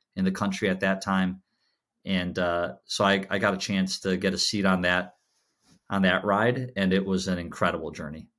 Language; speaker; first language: English; native; English